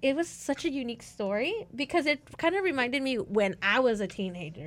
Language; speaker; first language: English; early bilingual, other home language; Spanish